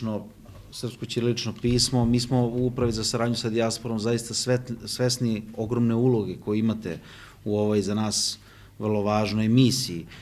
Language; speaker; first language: Bosnian; native; Bosnian